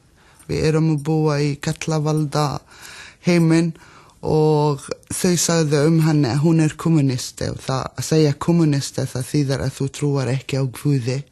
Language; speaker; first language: Icelandic; non-native, learner; Arabic